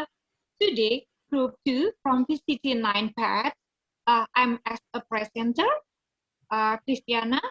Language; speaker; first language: English; non-native, learner; Indonesian